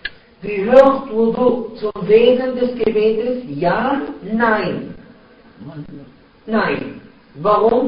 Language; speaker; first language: German; non-native, fluent; Arabic